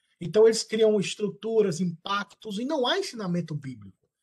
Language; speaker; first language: Portuguese; native; Portuguese